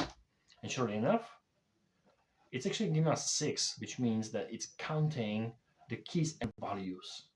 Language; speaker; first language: English; non-native, fluent; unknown